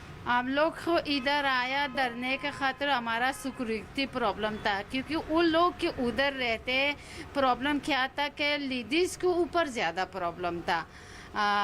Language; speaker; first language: Hindi; non-native, learner; Persian